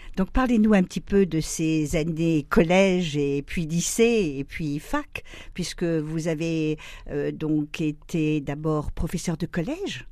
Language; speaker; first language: French; native; French